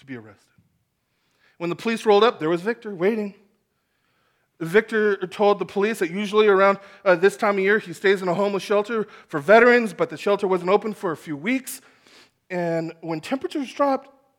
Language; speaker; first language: English; native; English